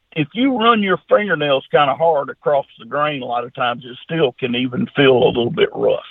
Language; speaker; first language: English; native; English